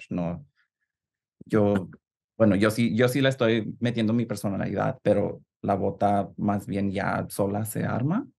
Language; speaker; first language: Spanish; early bilingual, heritage; Spanish